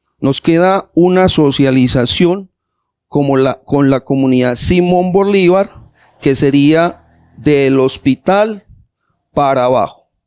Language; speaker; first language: Spanish; native; Spanish